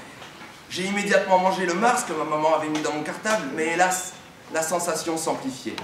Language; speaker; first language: French; native; French